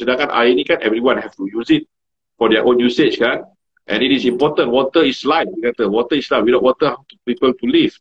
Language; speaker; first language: English; non-native, learner; Malay